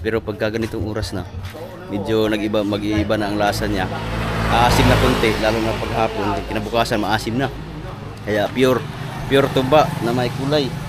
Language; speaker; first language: Filipino; non-native, local second language; Cebuano